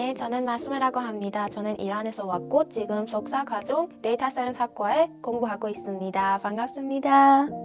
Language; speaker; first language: Korean; non-native, fluent; Persian